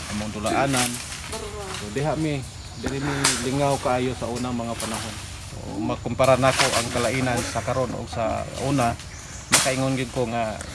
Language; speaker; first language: Cebuano; non-native, local second language; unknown